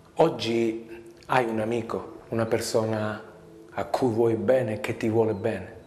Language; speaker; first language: Italian; native; Italian